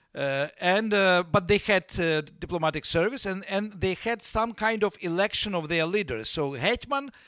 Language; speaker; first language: English; non-native, fluent; Russian